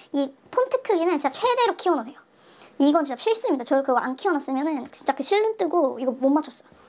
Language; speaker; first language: Korean; native; Korean